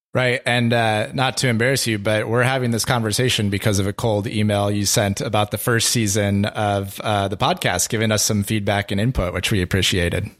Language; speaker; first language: English; native; English